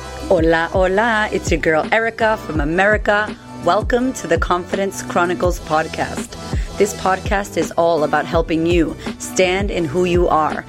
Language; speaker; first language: English; native; English